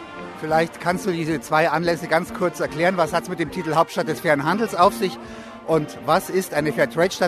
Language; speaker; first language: German; native; German